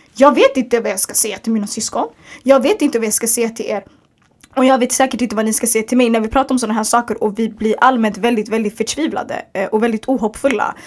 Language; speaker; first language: Swedish; early bilingual, other home language; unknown